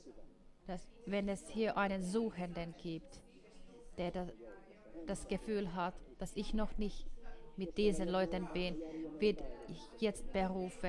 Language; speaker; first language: German; non-native, fluent; Finnish